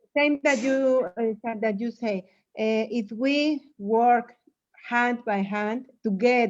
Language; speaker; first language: English; non-native, learner; Spanish